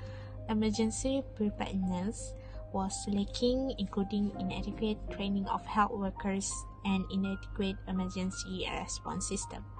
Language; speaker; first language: English; non-native, local second language; Malay